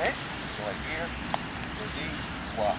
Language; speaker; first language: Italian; non-native, learner; English